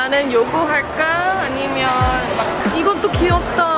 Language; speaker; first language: Korean; early bilingual, heritage; English